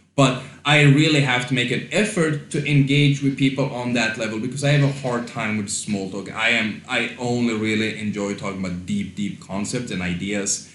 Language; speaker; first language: English; non-native, fluent; Swedish